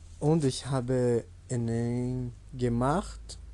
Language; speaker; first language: German; non-native, learner; Portuguese